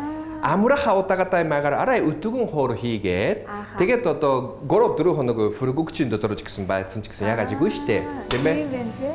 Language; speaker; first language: Mongolian; non-native, fluent; Japanese